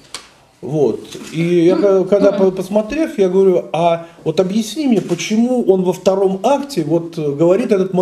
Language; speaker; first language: Russian; native; Russian